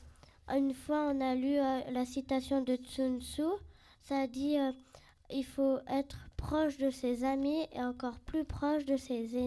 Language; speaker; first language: French; early bilingual, other home language; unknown